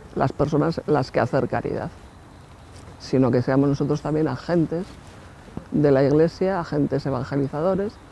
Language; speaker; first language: Spanish; native; Spanish